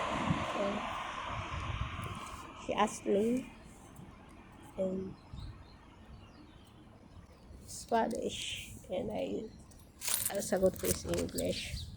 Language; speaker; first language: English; non-native, local second language; Filipino